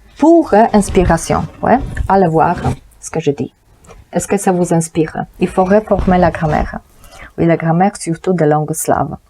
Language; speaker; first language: French; non-native, fluent; Polish